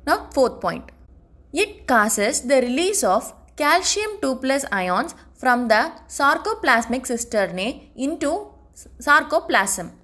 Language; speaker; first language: English; non-native, local second language; Tamil